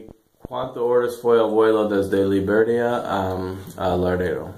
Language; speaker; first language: Spanish; non-native, learner; English